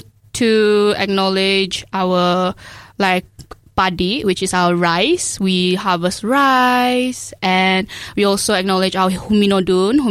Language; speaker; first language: English; non-native, local second language; Malay